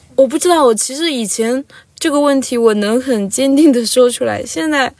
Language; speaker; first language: Chinese; non-native, local second language; Tibetan